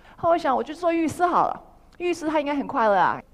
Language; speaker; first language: Chinese; early bilingual, heritage; Chinese